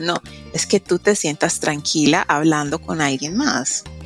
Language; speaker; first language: Spanish; native; Spanish